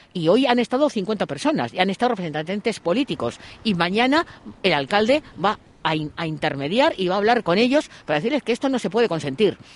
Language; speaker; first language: Spanish; native; Spanish